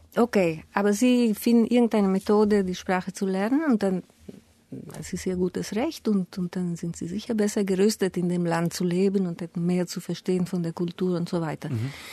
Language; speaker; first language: German; native; German